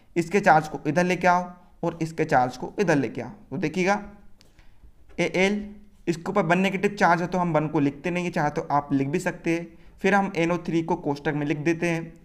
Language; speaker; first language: Hindi; native; Hindi